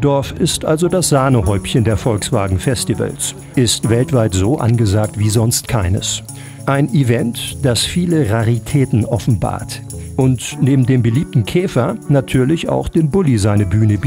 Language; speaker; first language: German; native; German